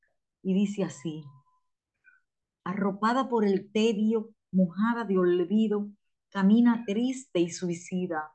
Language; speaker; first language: Spanish; native; Spanish